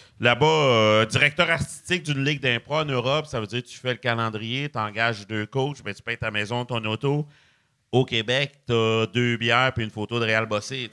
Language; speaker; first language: French; native; French